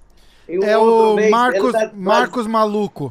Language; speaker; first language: Portuguese; native; Portuguese